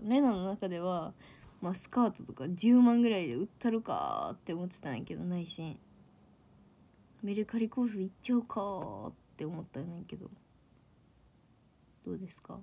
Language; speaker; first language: Japanese; native; Japanese